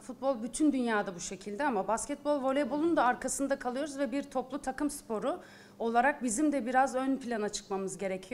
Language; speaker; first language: Turkish; native; Turkish